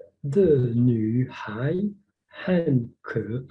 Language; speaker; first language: Chinese; non-native, learner; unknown